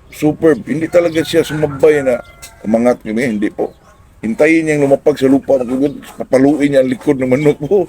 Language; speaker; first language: Filipino; non-native, local second language; Cebuano